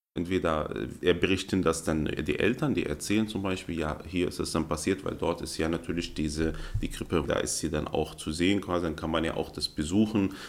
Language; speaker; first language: German; early bilingual, other home language; Arabic